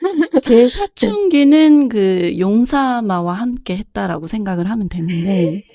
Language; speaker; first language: Korean; native; Korean